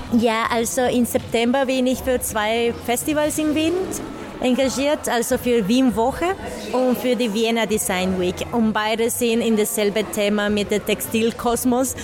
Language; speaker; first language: German; non-native, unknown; Spanish